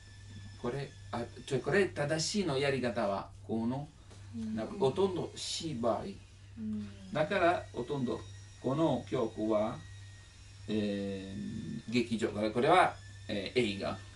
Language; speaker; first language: Japanese; non-native, learner; Italian